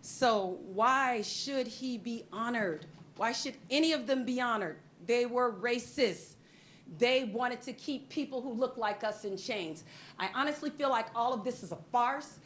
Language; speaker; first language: English; native; English